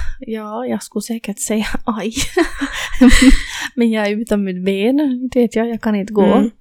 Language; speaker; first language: Swedish; native; Swedish